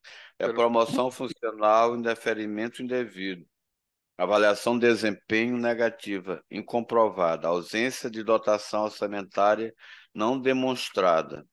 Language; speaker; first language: Portuguese; native; Portuguese